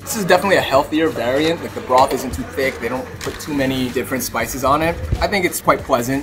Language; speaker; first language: English; early bilingual, other home language; Indonesian